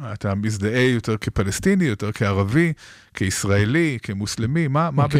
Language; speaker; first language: Hebrew; native; Hebrew